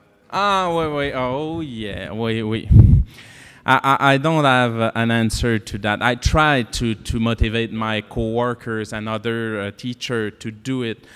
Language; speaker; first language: English; non-native, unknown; French